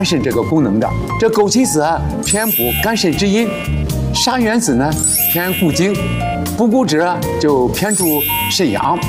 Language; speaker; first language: Chinese; native; Chinese